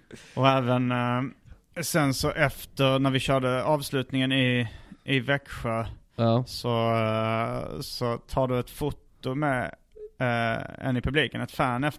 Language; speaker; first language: Swedish; native; Swedish